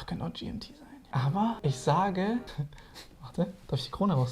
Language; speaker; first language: German; native; German